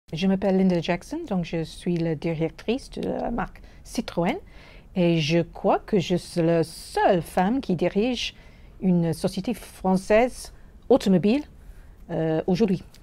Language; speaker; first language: French; non-native, fluent; English